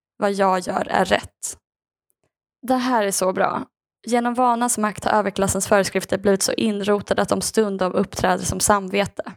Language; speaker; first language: Swedish; native; Swedish